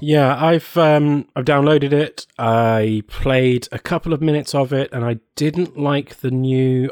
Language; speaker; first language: English; native; English